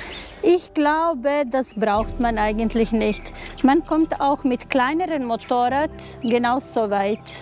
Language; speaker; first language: German; non-native, fluent; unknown